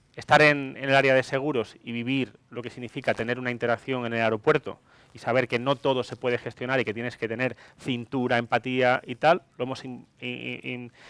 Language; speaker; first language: Spanish; non-native, fluent; Greek